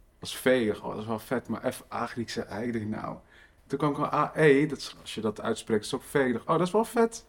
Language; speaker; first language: Dutch; early bilingual, other home language; Riffian